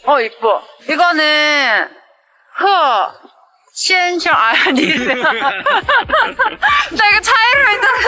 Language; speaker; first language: Chinese; non-native, learner; Korean